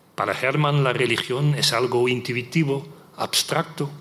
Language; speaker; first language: Spanish; non-native, fluent; Dutch